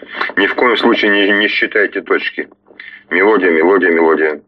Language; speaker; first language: Russian; native; Russian